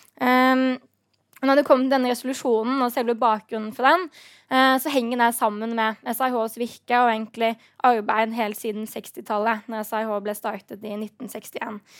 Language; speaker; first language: Norwegian; native; Norwegian